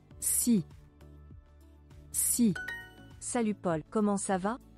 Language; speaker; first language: French; non-native, learner; English